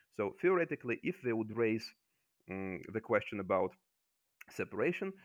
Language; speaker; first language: English; non-native, fluent; Azerbaijani